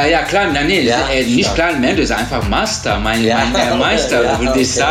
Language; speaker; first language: German; non-native, learner; Turkish